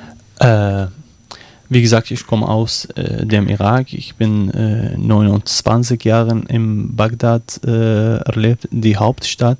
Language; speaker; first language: German; non-native, learner; Arabic